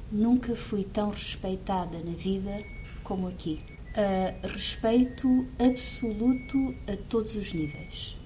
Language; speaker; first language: Portuguese; early bilingual, heritage; Portuguese